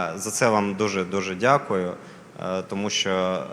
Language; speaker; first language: Ukrainian; non-native, local second language; Russian